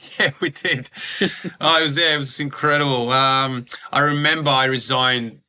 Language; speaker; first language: English; early bilingual, other home language; Croatian